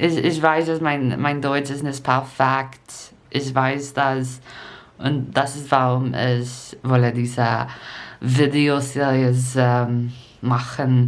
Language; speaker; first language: German; non-native, learner; English